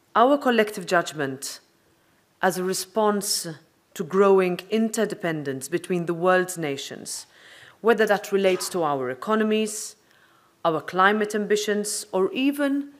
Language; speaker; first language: English; non-native, local second language; Maltese